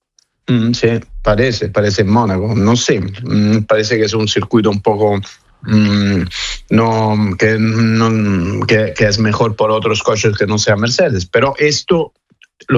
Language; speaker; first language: Spanish; non-native, fluent; Italian